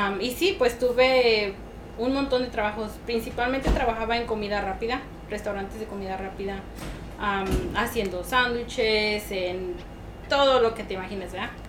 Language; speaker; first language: Spanish; native; Spanish